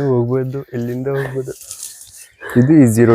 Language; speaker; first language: Kannada; non-native, local second language; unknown